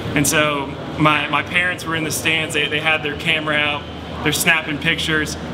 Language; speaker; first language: English; native; English